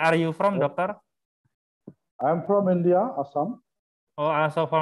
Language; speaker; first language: English; non-native, learner; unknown